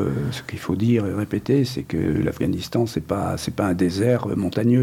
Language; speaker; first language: French; native; French